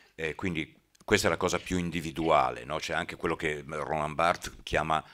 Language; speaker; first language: Italian; native; Italian